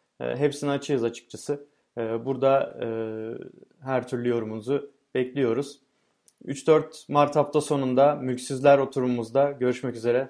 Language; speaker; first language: Turkish; native; Turkish